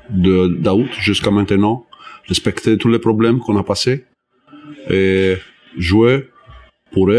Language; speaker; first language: French; non-native, learner; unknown